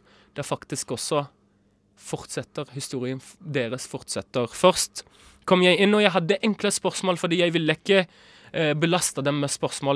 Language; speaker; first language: Norwegian; early bilingual, other home language; Arabic